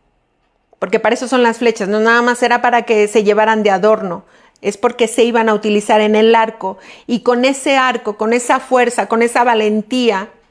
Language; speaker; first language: Spanish; native; Spanish